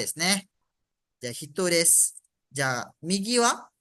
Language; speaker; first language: Japanese; non-native, fluent; Malay